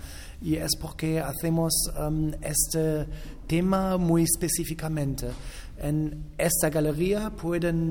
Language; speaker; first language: Spanish; non-native, fluent; German